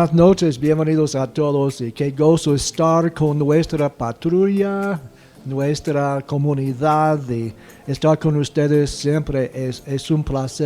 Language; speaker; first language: Spanish; non-native, fluent; English